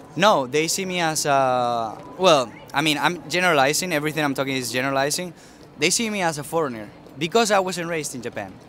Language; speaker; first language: English; early bilingual, other home language; Spanish